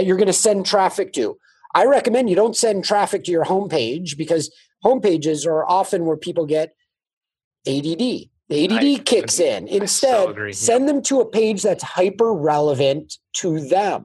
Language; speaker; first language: English; native; English